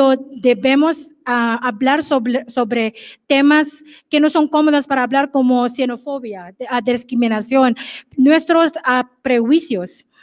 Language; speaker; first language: Spanish; non-native, fluent; English